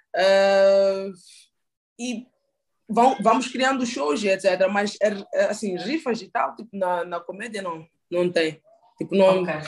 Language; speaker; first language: Portuguese; native; Portuguese